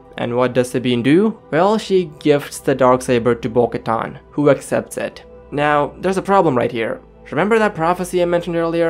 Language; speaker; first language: English; native; English